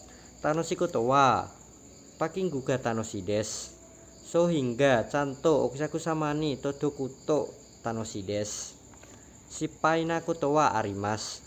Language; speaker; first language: Japanese; non-native, learner; Indonesian